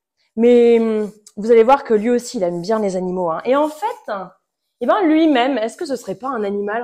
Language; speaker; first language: French; native; French